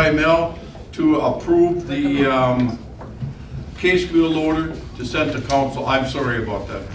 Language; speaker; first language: English; native; English